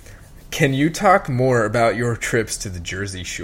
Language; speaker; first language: English; native; English